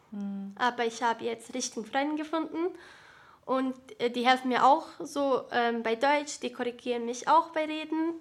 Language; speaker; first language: German; early bilingual, other home language; Bosnian